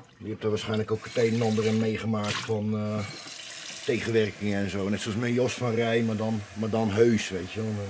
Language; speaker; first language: Dutch; native; Dutch